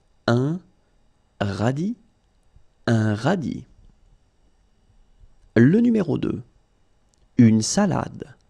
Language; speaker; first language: French; native; French